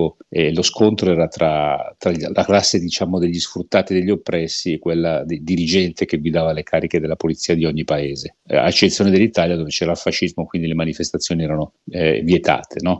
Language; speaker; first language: Italian; native; Italian